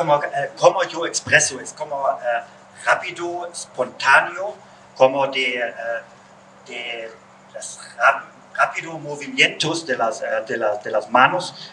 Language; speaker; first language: Spanish; non-native, learner; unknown